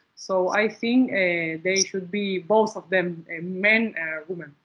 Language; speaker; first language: English; non-native, learner; Spanish